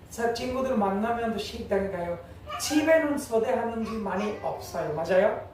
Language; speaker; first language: Korean; non-native, learner; English